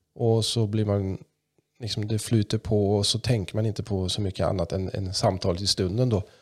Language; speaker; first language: Swedish; non-native, local second language; German